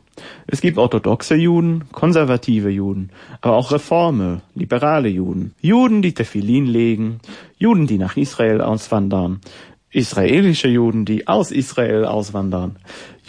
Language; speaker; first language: German; non-native, fluent; Hebrew